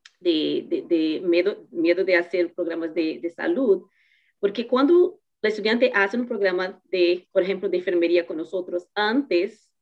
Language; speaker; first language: Spanish; non-native, learner; Portuguese